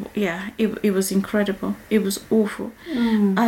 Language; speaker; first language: English; non-native, local second language; Kikuyu